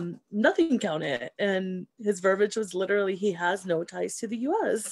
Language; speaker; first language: English; early bilingual, other home language; Spanish